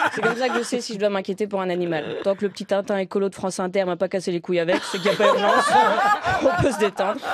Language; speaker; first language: French; native; French